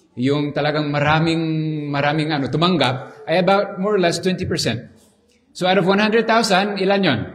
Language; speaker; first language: Filipino; non-native, learner; English